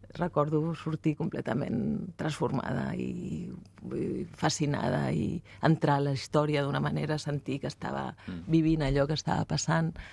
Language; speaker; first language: Catalan; native; Catalan